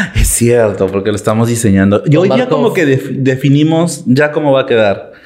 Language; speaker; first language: Spanish; native; Spanish